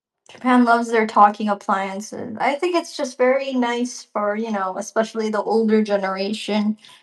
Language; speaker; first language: English; native; English